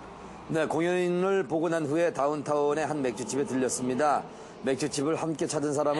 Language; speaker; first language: Korean; native; Korean